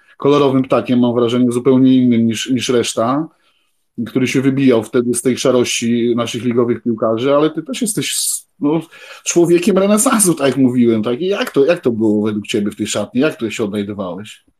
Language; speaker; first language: Polish; native; Polish